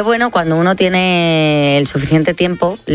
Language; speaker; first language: Spanish; native; Spanish